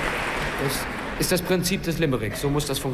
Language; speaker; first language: German; native; German